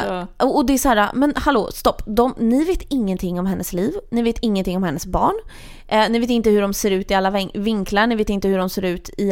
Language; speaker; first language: Swedish; native; Swedish